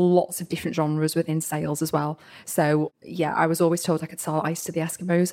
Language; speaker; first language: English; native; English